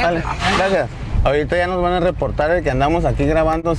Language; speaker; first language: Spanish; native; Spanish